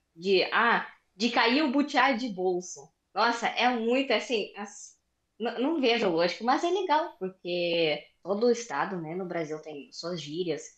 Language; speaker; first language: Portuguese; non-native, fluent; Russian